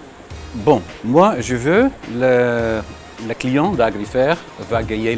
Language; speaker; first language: French; non-native, learner; Dutch